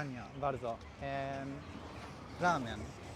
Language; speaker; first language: Polish; non-native, learner; Japanese